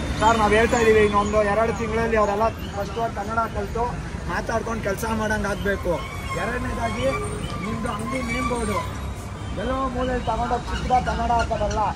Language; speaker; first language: Kannada; native; Kannada